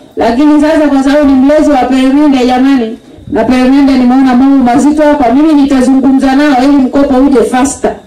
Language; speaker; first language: Swahili; native; Swahili